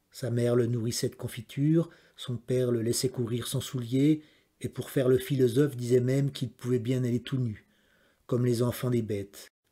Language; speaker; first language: French; native; French